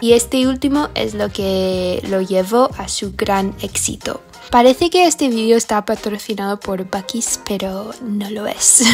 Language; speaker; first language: Spanish; non-native, fluent; English